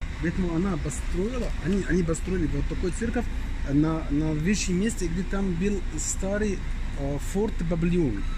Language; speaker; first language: Russian; non-native, learner; Arabic